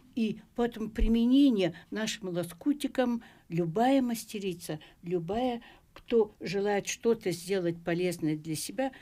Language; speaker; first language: Russian; native; Russian